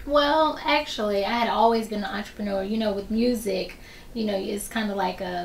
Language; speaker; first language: English; native; English